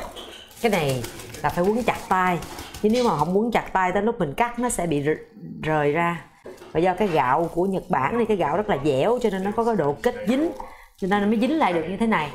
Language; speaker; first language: Vietnamese; native; Vietnamese